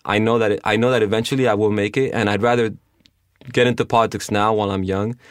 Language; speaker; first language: English; early bilingual, other home language; Spanish